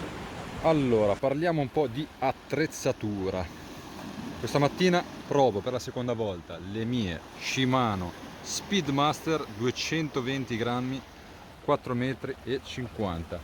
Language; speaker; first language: Italian; native; Italian